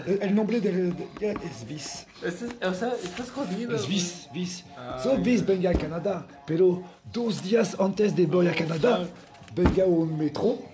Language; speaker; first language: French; non-native, learner; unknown